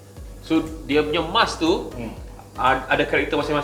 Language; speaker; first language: Malay; native; Malay